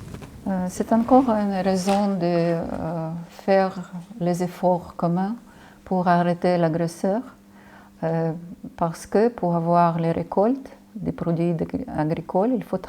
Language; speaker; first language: French; non-native, fluent; Ukrainian